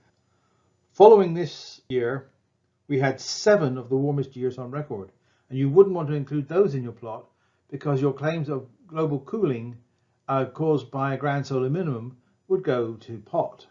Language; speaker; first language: English; native; English